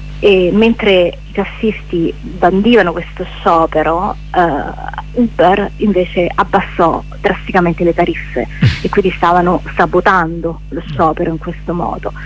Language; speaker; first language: Italian; native; Italian